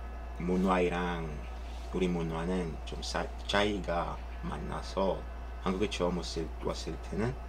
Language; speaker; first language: Korean; non-native, learner; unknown